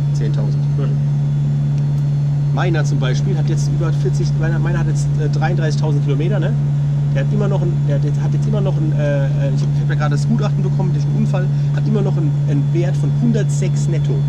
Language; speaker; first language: German; native; German